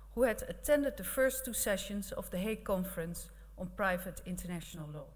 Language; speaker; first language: English; non-native, fluent; Dutch